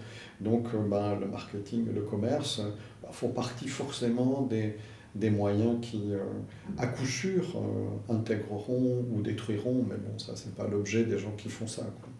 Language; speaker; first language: French; native; French